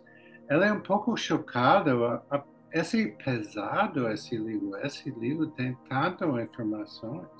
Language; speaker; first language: Portuguese; non-native, learner; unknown